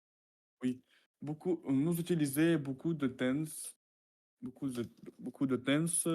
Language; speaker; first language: French; non-native, learner; Russian